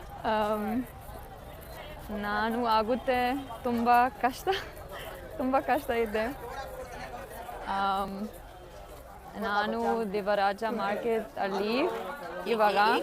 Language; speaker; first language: Kannada; non-native, learner; German